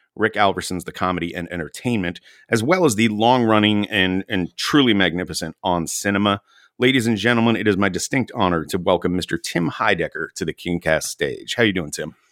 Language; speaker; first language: English; native; English